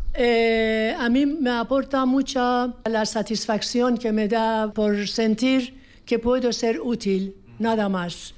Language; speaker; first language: Spanish; non-native, fluent; Persian